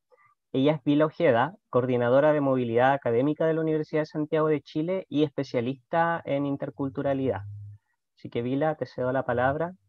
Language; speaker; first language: Spanish; native; Spanish